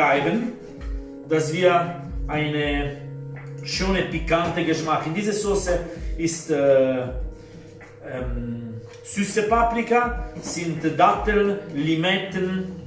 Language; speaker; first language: German; non-native, fluent; Italian